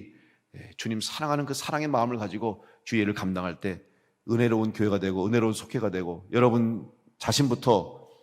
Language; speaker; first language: Korean; native; Korean